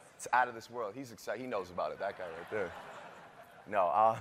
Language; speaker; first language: English; native; English